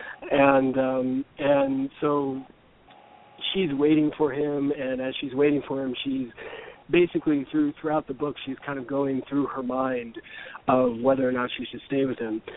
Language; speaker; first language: English; native; English